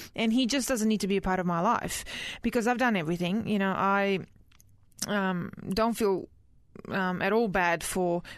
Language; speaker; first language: English; early bilingual, other home language; Croatian